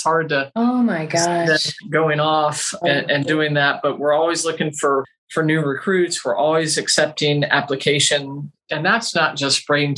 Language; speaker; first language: English; native; English